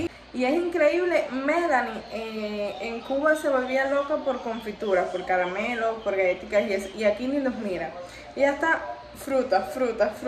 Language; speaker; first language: Spanish; native; Spanish